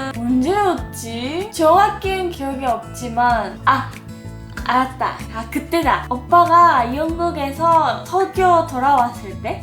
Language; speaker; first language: Korean; non-native, fluent; Japanese